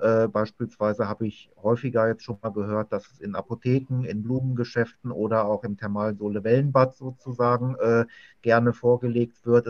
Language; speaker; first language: German; native; German